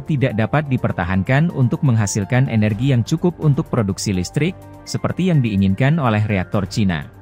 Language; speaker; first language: Indonesian; native; Indonesian